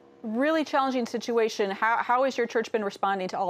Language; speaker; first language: English; native; English